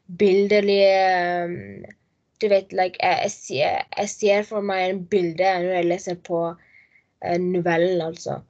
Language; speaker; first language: Norwegian; non-native, learner; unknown